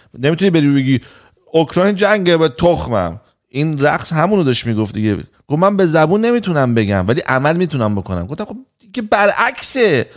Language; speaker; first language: Persian; native; Persian